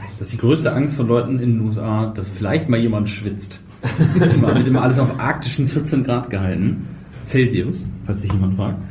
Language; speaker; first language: German; native; German